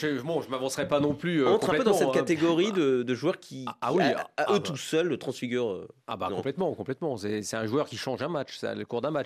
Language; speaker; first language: French; native; French